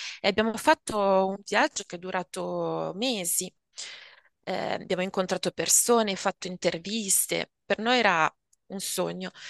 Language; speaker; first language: Italian; native; Italian